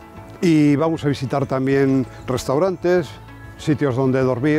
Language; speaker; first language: Spanish; native; Spanish